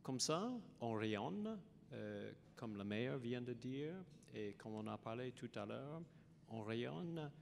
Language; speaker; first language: French; non-native, learner; English